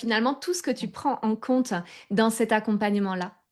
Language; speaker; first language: French; native; French